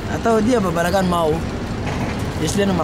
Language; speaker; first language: Hebrew; non-native, learner; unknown